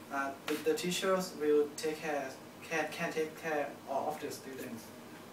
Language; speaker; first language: English; non-native, learner; Thai